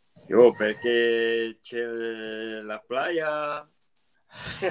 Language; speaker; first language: Italian; non-native, learner; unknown